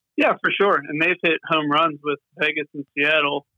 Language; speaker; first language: English; native; English